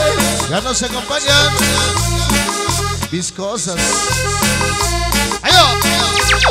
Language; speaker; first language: Spanish; native; Spanish